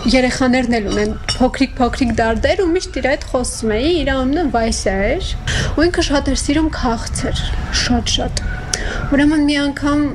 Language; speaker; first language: Armenian; native; Armenian